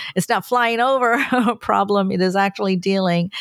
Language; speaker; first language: English; native; English